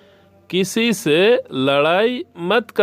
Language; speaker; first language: Hindi; non-native, learner; Bangla